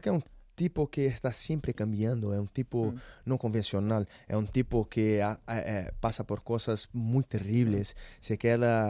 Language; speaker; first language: Spanish; non-native, learner; Portuguese